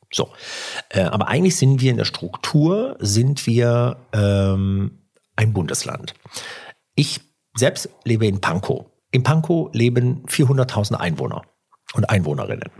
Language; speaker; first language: German; early bilingual, other home language; Italian